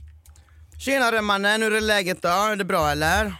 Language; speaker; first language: Swedish; native; Swedish